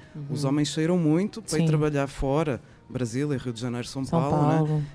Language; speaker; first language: Portuguese; native; Portuguese